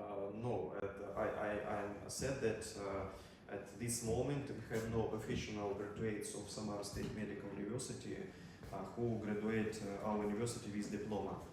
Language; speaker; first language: English; non-native, learner; Russian